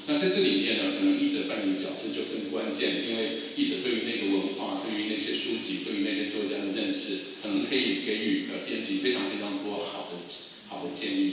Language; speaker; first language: Chinese; native; Chinese